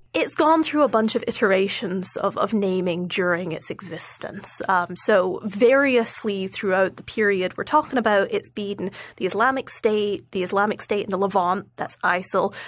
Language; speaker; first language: English; native; English